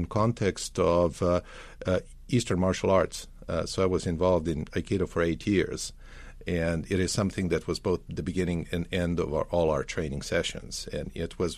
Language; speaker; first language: English; non-native, fluent; Serbian